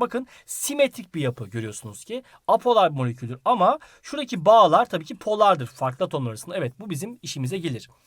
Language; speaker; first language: Turkish; native; Turkish